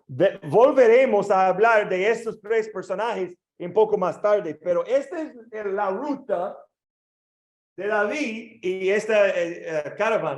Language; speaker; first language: Spanish; non-native, learner; English